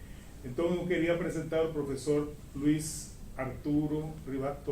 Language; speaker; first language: Portuguese; non-native, fluent; Spanish